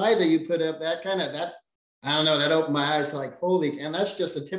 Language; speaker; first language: English; native; English